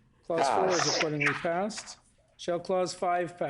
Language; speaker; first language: English; native; English